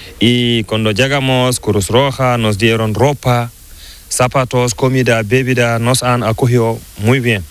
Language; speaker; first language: Spanish; non-native, learner; Fula